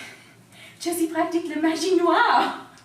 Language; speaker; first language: French; non-native, learner; English